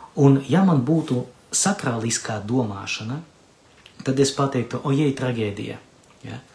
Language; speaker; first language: Latvian; non-native, local second language; Russian